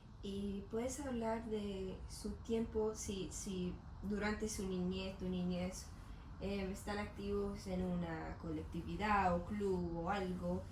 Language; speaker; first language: Spanish; non-native, learner; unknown